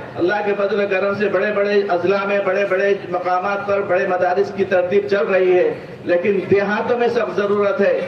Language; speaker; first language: Urdu; native; Urdu